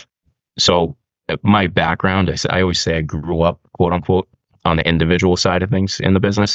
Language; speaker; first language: English; native; English